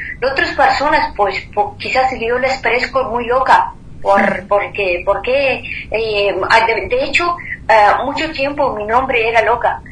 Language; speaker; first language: Spanish; non-native, fluent; Persian